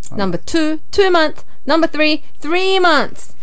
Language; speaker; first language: English; early bilingual, other home language; Korean